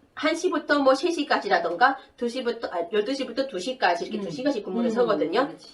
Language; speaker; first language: Korean; native; Korean